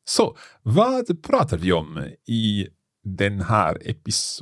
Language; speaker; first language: Swedish; non-native, learner; English